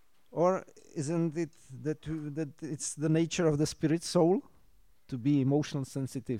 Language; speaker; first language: English; non-native, fluent; Czech